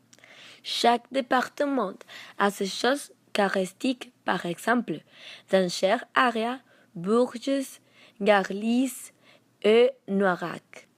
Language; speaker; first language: French; non-native, learner; Spanish